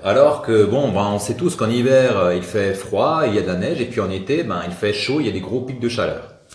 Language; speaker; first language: French; native; French